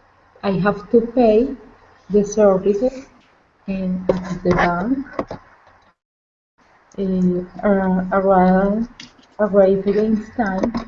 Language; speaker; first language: English; non-native, learner; Spanish